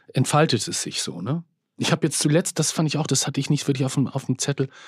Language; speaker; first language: German; native; German